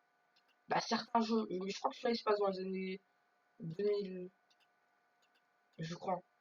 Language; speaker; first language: French; native; French